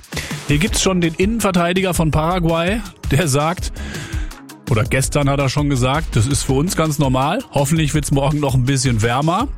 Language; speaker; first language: German; native; German